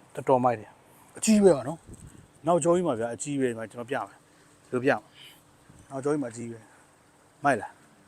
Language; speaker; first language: Burmese; native; Burmese